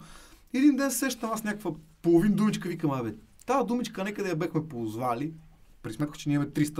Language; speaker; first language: Bulgarian; native; Bulgarian